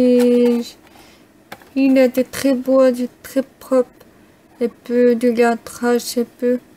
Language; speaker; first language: French; non-native, learner; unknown